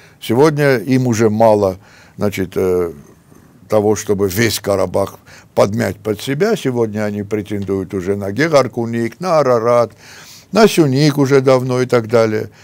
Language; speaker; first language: Russian; non-native, local second language; Armenian